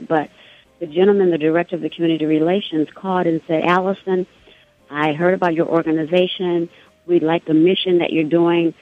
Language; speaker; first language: English; native; English